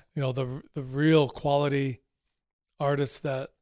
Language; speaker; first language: English; native; English